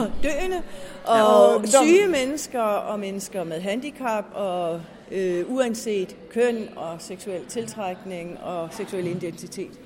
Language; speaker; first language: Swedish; non-native, learner; Danish